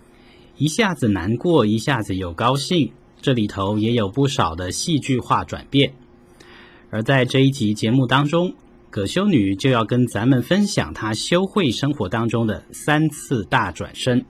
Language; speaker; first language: Chinese; native; Chinese